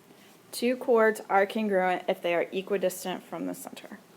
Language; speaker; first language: English; native; English